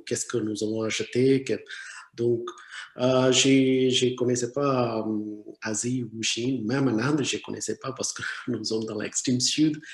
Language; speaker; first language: French; non-native, learner; Tamil